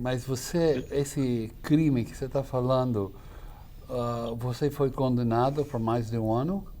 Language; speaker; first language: Portuguese; non-native, fluent; English